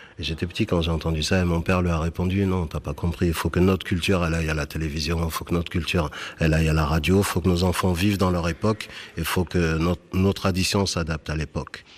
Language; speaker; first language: French; early bilingual, other home language; Fula